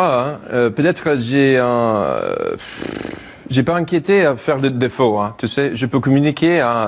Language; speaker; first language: French; non-native, learner; English